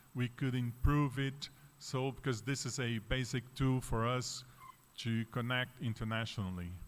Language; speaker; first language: English; non-native, fluent; Portuguese